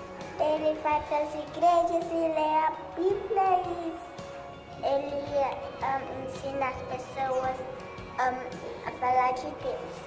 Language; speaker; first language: Portuguese; early bilingual, heritage; Portuguese